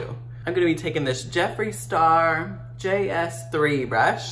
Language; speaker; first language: English; native; English